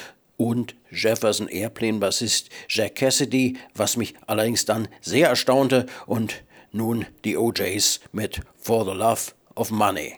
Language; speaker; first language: German; native; German